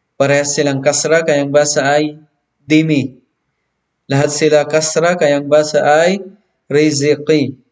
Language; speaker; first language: Filipino; non-native, local second language; Maranao